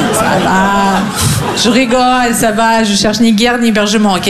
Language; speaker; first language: French; non-native, fluent; Russian